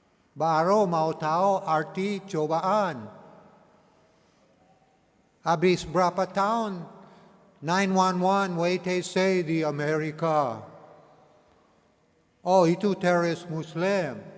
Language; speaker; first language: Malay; non-native, learner; English